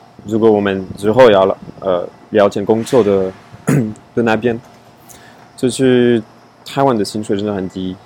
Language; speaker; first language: Chinese; non-native, fluent; French